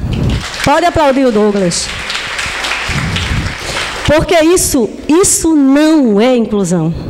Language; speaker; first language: Portuguese; native; Portuguese